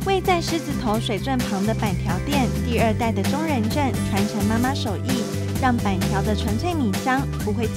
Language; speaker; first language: Chinese; native; Chinese